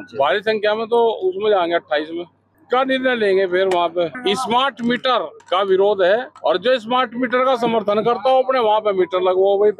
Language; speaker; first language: Hindi; native; Hindi